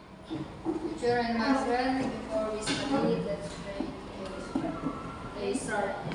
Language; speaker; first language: English; non-native, learner; Indonesian